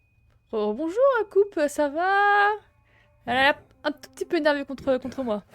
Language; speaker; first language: French; native; French